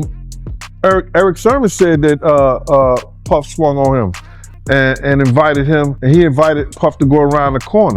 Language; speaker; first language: English; native; English